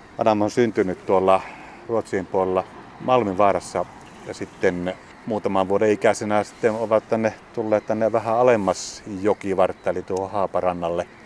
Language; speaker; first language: Finnish; native; Finnish